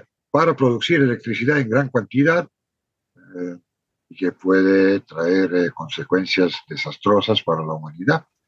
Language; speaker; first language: Spanish; non-native, fluent; Romanian